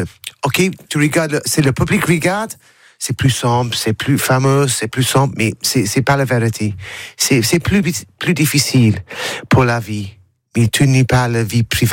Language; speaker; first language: French; non-native, learner; English